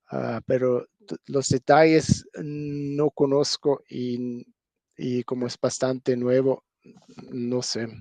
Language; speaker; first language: Spanish; non-native, fluent; German